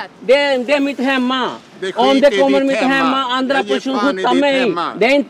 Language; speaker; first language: Swedish; non-native, learner; Urdu